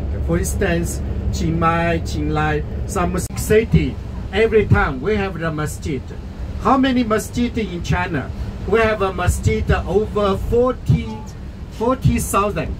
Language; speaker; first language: English; non-native, learner; Chinese